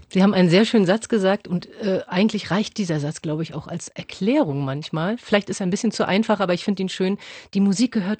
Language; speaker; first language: German; native; German